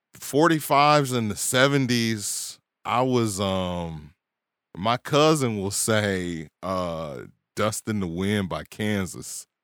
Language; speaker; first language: English; native; English